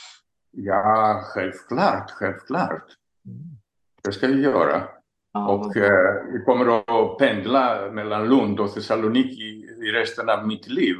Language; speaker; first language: Swedish; non-native, fluent; Greek